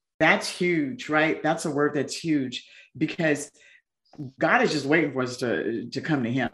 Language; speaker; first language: English; native; English